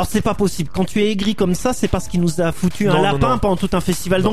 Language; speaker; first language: French; native; French